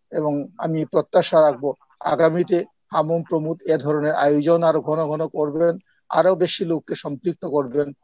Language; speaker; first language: Bangla; non-native, local second language; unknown